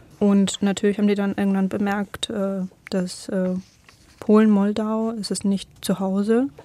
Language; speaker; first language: German; non-native, fluent; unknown